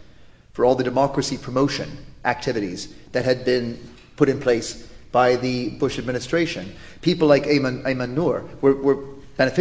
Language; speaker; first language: English; native; English